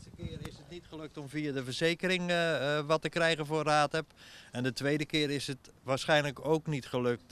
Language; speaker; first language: Dutch; native; Dutch